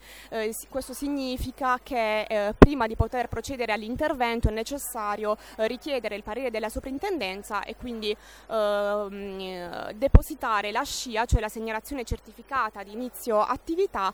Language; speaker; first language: Italian; native; Italian